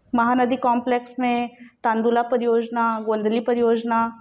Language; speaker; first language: Hindi; native; Hindi